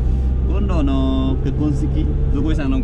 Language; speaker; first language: Japanese; non-native, learner; Vietnamese